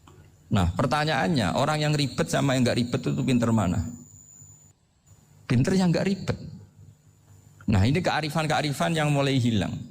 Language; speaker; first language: Indonesian; non-native, local second language; Javanese